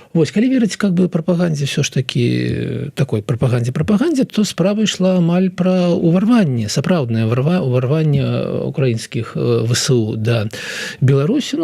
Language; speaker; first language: Belarusian; non-native, local second language; Russian